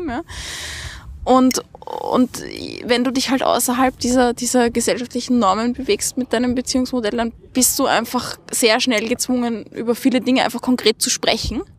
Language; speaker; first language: German; native; German